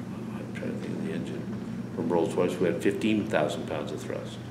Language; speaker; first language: English; native; English